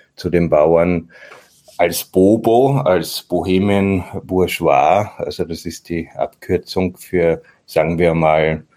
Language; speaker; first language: German; native; German